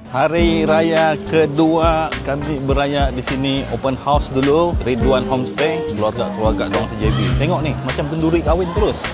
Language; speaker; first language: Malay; native; Malay